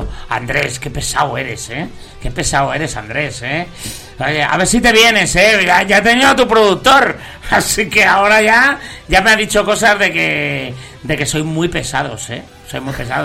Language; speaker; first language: Spanish; native; Spanish